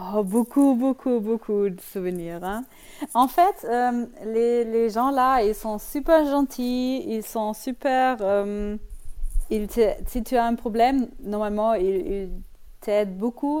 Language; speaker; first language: French; non-native, learner; German